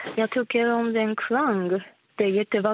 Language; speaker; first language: Swedish; non-native, learner; Japanese